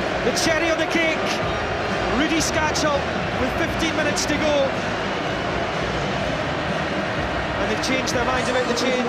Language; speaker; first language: English; native; English